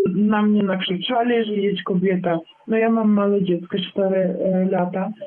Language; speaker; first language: Polish; non-native, learner; Ukrainian